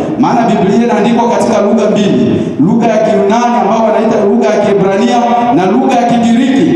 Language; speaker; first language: Swahili; native; Swahili